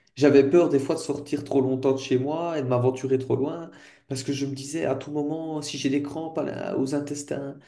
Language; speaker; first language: French; native; French